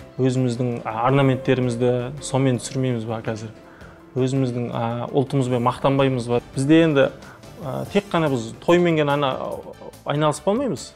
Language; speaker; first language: Kazakh; early bilingual, heritage; Kazakh